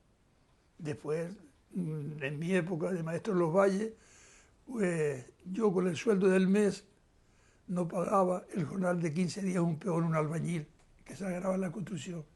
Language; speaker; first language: Spanish; native; Spanish